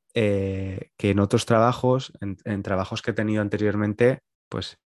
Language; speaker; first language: Spanish; native; Spanish